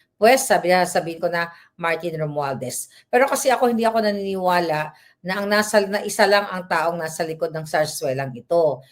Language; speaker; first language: Filipino; native; Filipino